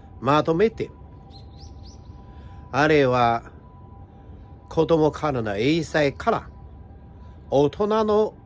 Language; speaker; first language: Japanese; non-native, fluent; Chinese